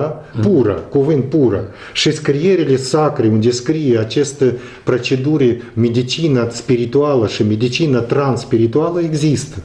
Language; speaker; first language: Romanian; non-native, local second language; Russian